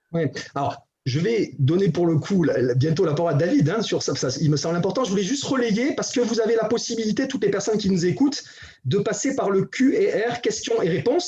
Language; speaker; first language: French; native; French